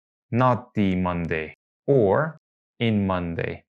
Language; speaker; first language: English; non-native, fluent; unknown